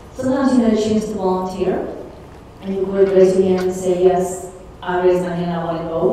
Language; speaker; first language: English; early bilingual, other home language; Czech